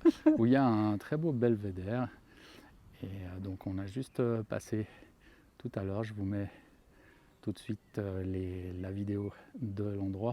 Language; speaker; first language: French; native; French